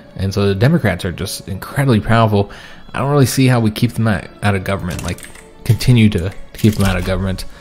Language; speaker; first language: English; native; English